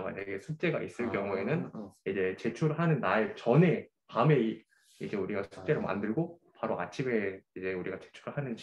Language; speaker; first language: Korean; early bilingual, heritage; Korean